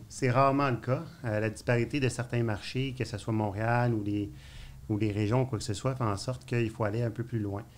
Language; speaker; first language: French; native; French